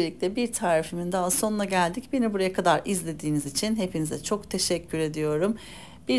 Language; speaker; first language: Turkish; native; Turkish